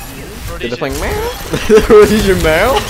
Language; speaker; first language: English; native; English